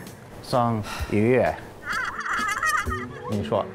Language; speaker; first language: Chinese; non-native, learner; English